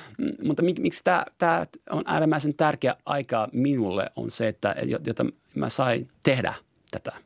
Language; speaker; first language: Finnish; non-native, fluent; French